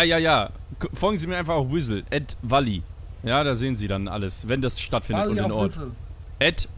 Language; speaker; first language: German; native; German